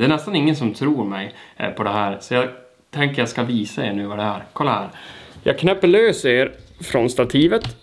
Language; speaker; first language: Swedish; native; Swedish